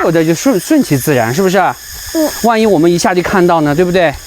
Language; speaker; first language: Chinese; native; Chinese